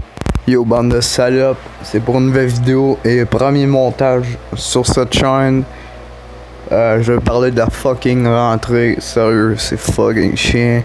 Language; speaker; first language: French; native; French